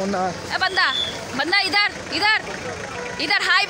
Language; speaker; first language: Hindi; non-native, local second language; Bangla